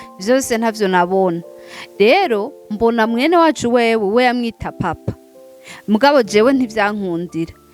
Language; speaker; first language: Rundi; non-native, local second language; Swahili